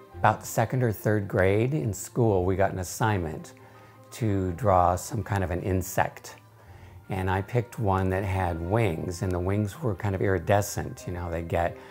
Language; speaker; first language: English; native; English